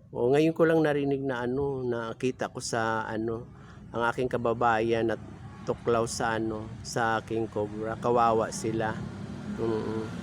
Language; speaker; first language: Filipino; non-native, local second language; Cebuano